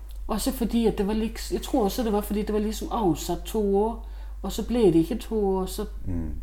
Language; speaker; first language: Norwegian; non-native, fluent; Danish